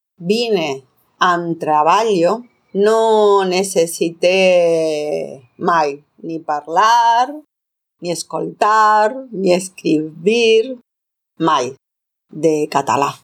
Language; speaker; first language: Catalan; non-native, learner; Spanish